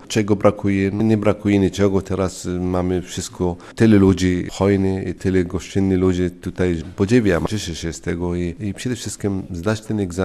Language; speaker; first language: Polish; non-native, fluent; Arabic